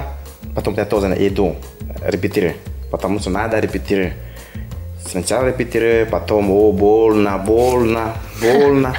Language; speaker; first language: Russian; non-native, learner; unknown